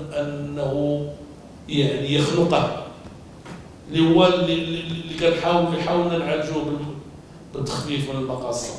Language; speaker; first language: Arabic; native; Arabic